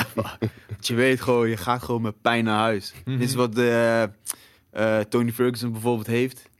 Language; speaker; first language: Dutch; native; Dutch